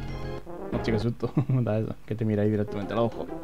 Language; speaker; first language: Spanish; native; Spanish